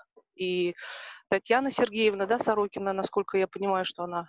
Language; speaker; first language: Russian; native; Russian